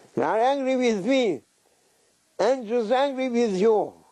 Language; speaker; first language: English; non-native, fluent; Turkish